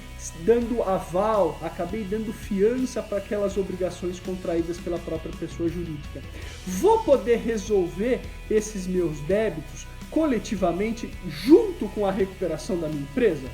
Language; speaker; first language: Portuguese; native; Portuguese